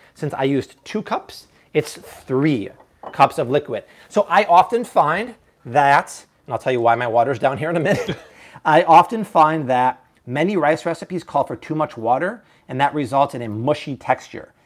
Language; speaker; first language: English; native; English